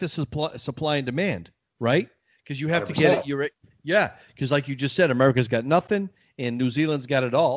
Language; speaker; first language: English; native; English